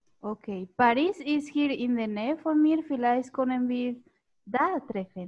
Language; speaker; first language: German; non-native, learner; Spanish